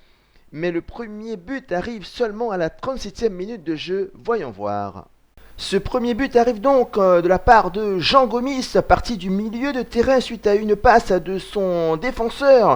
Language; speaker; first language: French; native; French